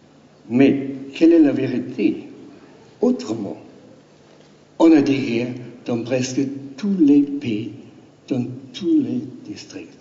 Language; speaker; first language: French; non-native, learner; German